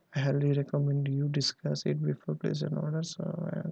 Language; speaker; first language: English; non-native, local second language; Bangla